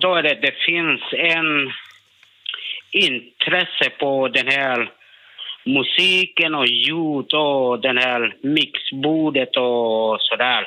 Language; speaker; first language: Swedish; non-native, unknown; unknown